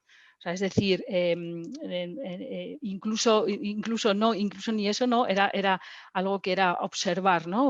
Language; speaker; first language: Spanish; native; Spanish